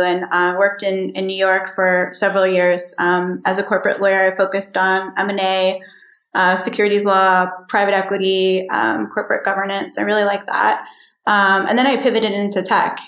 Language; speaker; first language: English; native; English